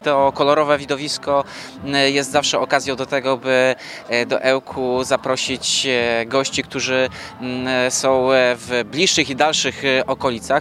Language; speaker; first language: Polish; native; Polish